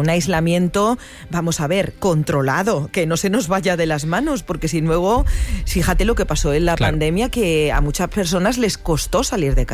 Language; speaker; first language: Spanish; native; Spanish